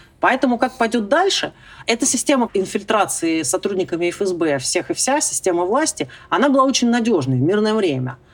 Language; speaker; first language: Russian; native; Russian